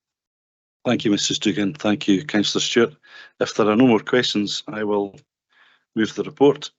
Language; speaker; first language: English; native; English